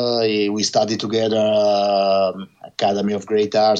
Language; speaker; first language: English; non-native, learner; Italian